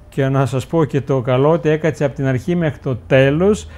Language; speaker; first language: Greek; early bilingual, heritage; Uzbek